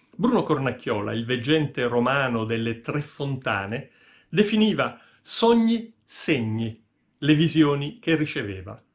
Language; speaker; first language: Italian; native; Italian